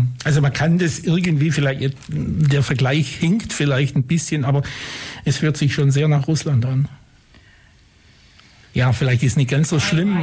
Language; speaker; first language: German; native; German